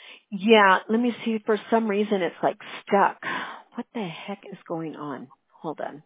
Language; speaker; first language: English; early bilingual, other home language; Spanish